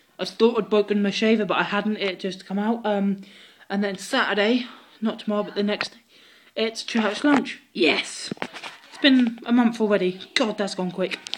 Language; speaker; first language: English; native; English